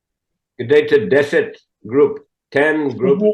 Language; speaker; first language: Russian; non-native, learner; English